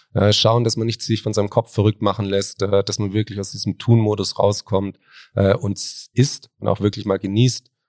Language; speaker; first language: German; native; German